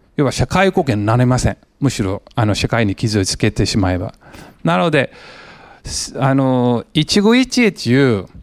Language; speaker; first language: Japanese; non-native, fluent; English